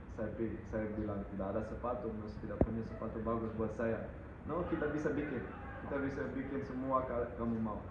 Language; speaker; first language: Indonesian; non-native, fluent; Dutch